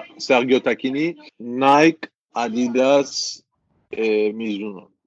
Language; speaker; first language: French; non-native, fluent; Greek